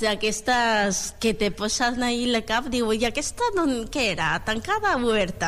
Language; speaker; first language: Catalan; non-native, learner; Spanish